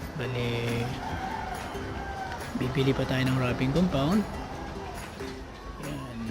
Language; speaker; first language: Filipino; native; Filipino